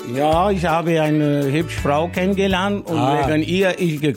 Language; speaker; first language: German; non-native, learner; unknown